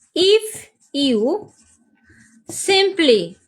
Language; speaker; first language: English; non-native, local second language; Bangla